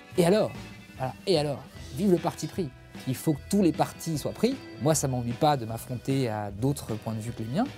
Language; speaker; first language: French; native; French